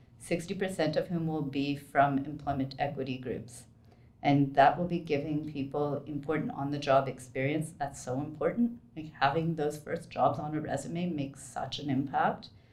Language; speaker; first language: English; native; English